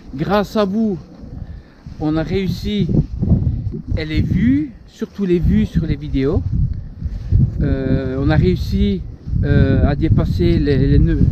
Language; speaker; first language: French; native; French